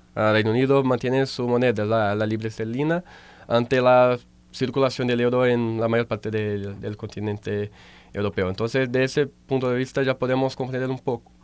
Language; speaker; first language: Spanish; non-native, fluent; Portuguese